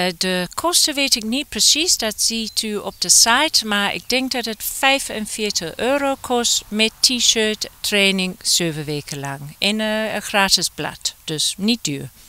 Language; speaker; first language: Dutch; non-native, fluent; English